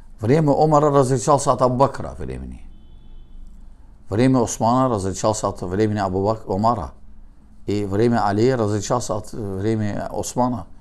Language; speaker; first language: Russian; non-native, learner; Azerbaijani